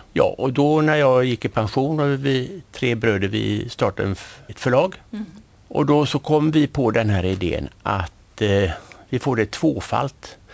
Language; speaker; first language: Swedish; native; Swedish